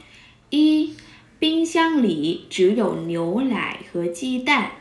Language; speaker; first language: Chinese; non-native, fluent; Vietnamese